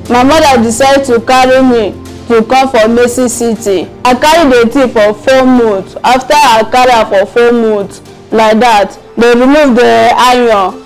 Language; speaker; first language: Nigerian Pidgin; non-native, local second language; Igbo